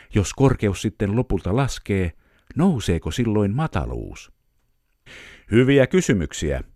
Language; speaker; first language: Finnish; native; Finnish